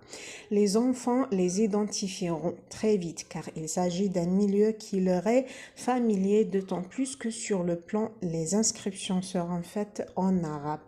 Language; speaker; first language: French; non-native, local second language; Arabic